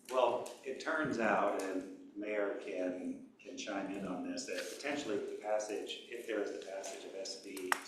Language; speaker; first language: English; native; English